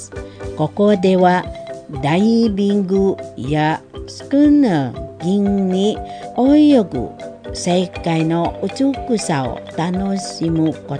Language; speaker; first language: Japanese; non-native, fluent; Indonesian